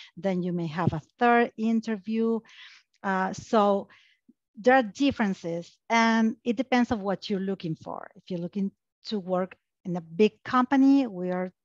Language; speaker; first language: English; non-native, fluent; Spanish